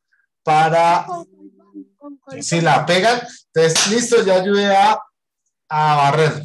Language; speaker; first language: Spanish; native; Spanish